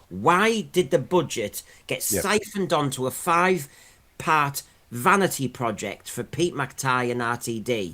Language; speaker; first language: English; native; English